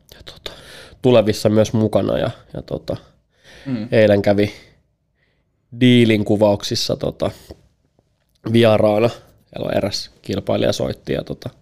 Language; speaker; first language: Finnish; early bilingual, other home language; Bosnian